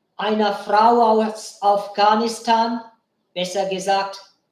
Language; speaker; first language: German; non-native, learner; Bangla